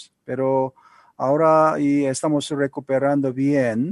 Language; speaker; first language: Spanish; non-native, learner; Korean